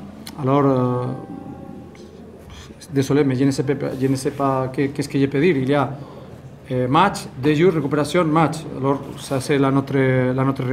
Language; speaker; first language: French; non-native, fluent; Spanish